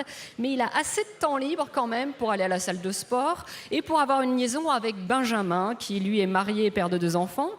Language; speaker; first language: French; native; French